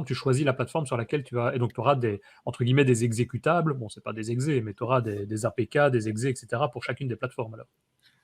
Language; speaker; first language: French; native; French